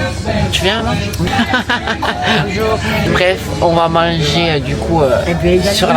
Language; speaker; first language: French; native; French